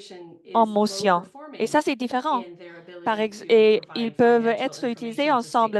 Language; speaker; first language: French; non-native, fluent; English